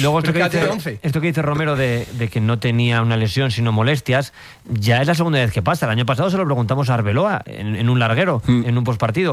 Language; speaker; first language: Spanish; native; Spanish